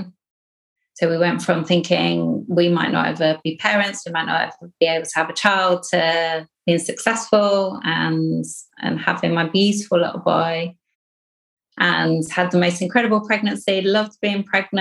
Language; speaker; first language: English; native; English